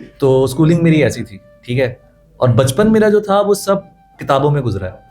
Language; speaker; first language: Urdu; non-native, local second language; Punjabi